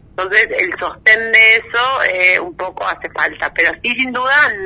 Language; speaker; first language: Spanish; native; Spanish